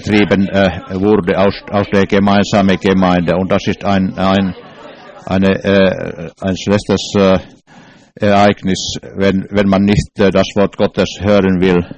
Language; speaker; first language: German; non-native, learner; English